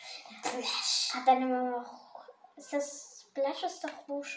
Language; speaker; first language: German; early bilingual, other home language; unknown